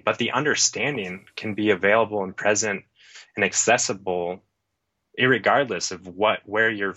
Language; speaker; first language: English; native; English